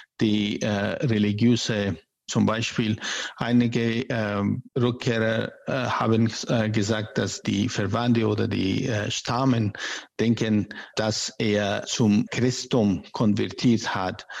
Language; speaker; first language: German; non-native, learner; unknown